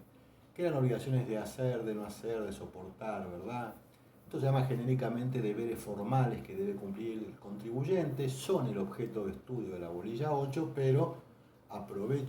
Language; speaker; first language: Spanish; native; Spanish